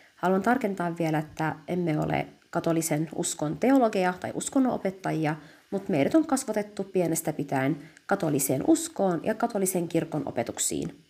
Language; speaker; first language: Finnish; early bilingual, other home language; Syriac